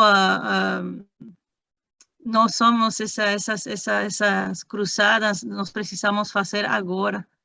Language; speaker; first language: Portuguese; non-native, fluent; Spanish